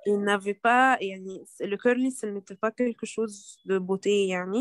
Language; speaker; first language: French; non-native, learner; Arabic